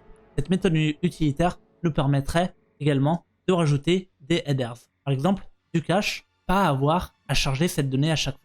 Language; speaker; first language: French; native; French